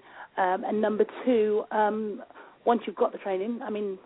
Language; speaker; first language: English; native; English